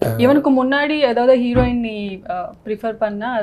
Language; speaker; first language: Tamil; non-native, learner; Telugu